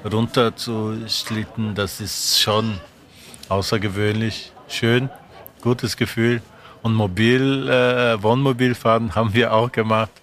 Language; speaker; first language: German; non-native, fluent; Portuguese